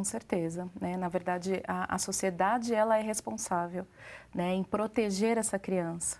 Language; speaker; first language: Portuguese; native; Portuguese